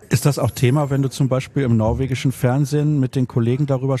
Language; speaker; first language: German; native; German